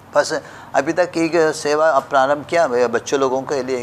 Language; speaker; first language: Hindi; non-native, local second language; Kannada